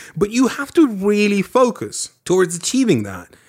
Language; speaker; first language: English; non-native, fluent; Lithuanian